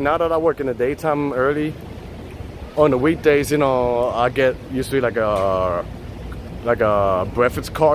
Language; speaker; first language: English; non-native, local second language; Spanish